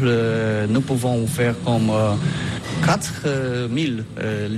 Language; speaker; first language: French; non-native, learner; Polish